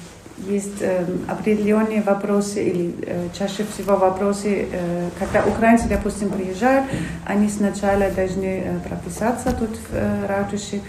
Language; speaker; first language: Russian; non-native, fluent; German